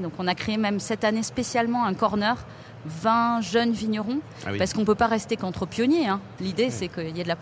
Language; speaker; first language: French; native; French